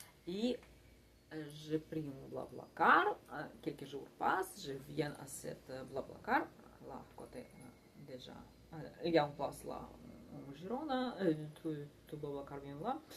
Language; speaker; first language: French; non-native, learner; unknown